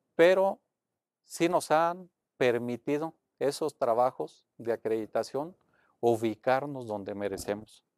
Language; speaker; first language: Spanish; native; Spanish